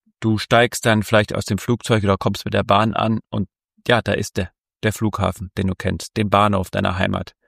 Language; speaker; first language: German; native; German